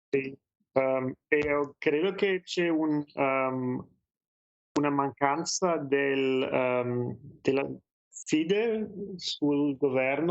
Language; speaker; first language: Italian; non-native, fluent; German